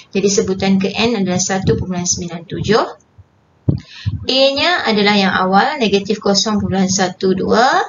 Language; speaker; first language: Malay; native; Malay